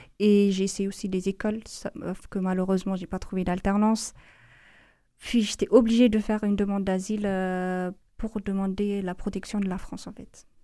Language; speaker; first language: French; non-native, fluent; Amharic